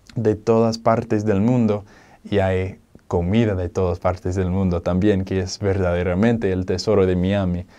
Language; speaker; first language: Spanish; non-native, fluent; English